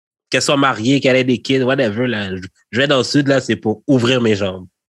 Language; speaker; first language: French; native; French